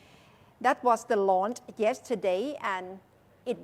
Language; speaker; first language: English; non-native, fluent; Thai